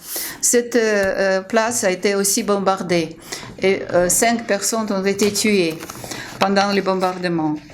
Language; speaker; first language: French; non-native, fluent; Ukrainian